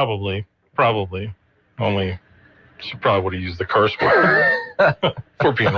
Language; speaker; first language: English; native; English